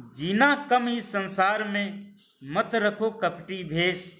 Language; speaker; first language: Hindi; native; Hindi